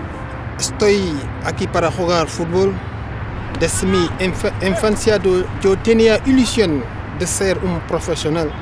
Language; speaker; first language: Spanish; non-native, fluent; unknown